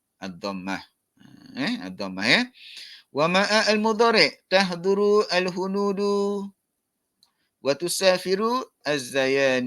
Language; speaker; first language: Arabic; non-native, fluent; Malay